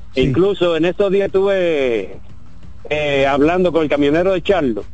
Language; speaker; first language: Spanish; native; Spanish